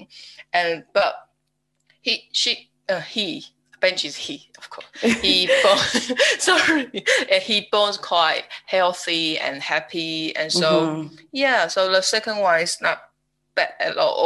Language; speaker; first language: English; non-native, fluent; Chinese